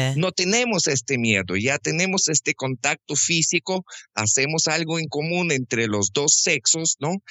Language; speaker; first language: Spanish; non-native, fluent; Russian